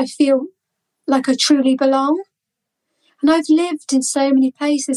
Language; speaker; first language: English; native; English